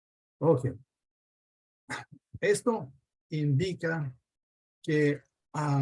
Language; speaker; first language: Spanish; non-native, fluent; English